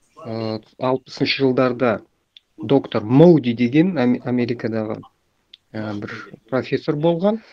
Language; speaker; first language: Kazakh; native; Kazakh